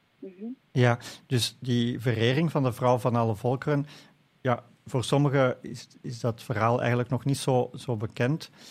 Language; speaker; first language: Dutch; native; Dutch